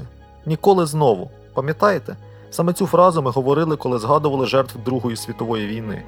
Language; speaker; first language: Ukrainian; native; Ukrainian